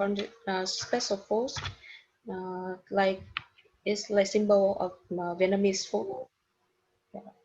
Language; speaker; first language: English; non-native, learner; Vietnamese